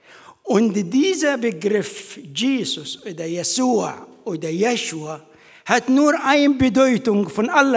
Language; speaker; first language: German; non-native, fluent; Arabic